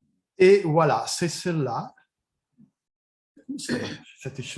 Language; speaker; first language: French; non-native, fluent; Italian